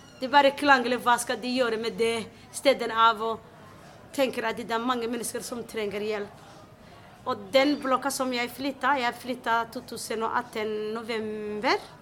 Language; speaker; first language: Norwegian; non-native, fluent; Somali